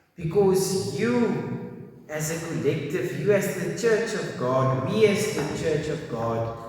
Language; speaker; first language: English; non-native, local second language; Afrikaans